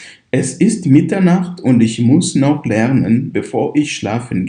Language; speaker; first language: German; non-native, fluent; Kinyarwanda